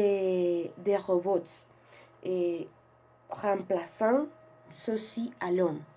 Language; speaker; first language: French; non-native, learner; Spanish